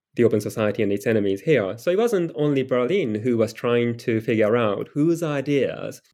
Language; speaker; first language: English; non-native, fluent; Japanese